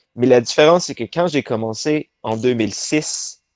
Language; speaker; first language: French; native; French